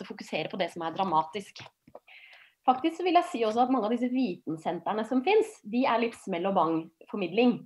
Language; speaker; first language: Norwegian; native; Norwegian